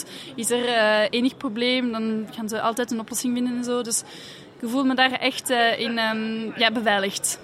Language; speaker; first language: Dutch; non-native, fluent; French